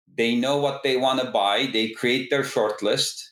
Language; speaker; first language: English; non-native, fluent; Turkish